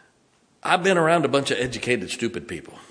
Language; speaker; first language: English; native; English